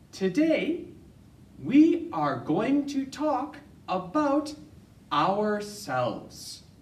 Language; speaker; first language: English; native; English